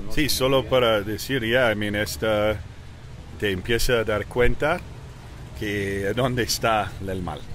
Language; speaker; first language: Spanish; early bilingual, heritage; English